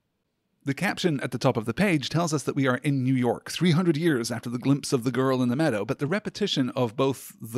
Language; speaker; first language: English; native; English